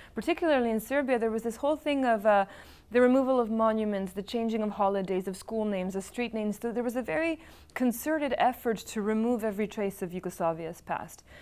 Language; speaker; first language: English; non-native, fluent; Serbian